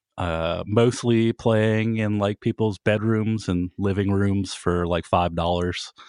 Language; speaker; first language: English; native; English